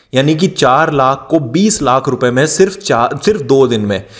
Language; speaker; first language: Hindi; native; Hindi